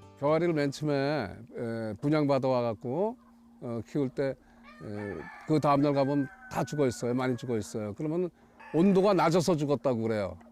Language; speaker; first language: Korean; native; Korean